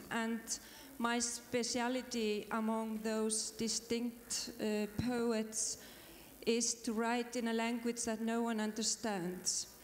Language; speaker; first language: English; non-native, fluent; Icelandic